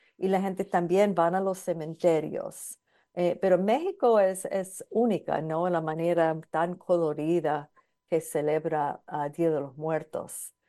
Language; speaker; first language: Spanish; non-native, fluent; English